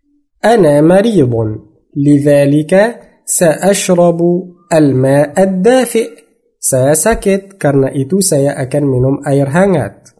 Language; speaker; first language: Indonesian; non-native, fluent; Arabic